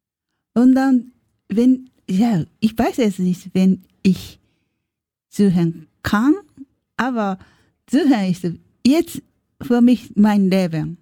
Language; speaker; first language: German; non-native, learner; Japanese